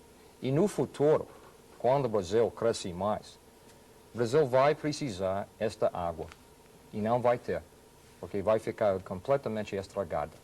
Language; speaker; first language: Portuguese; non-native, fluent; English